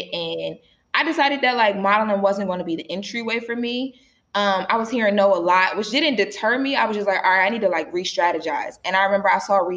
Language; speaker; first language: English; native; English